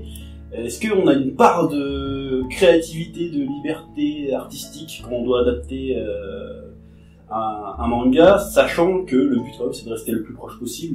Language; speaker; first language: French; native; French